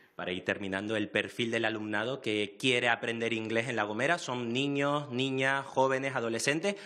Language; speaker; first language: Spanish; native; Spanish